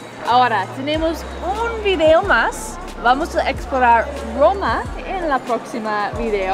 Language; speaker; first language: Spanish; non-native, fluent; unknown